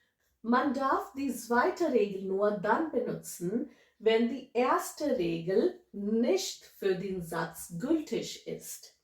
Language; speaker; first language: German; non-native, fluent; English